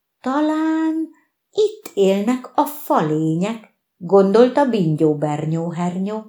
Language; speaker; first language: Hungarian; native; Hungarian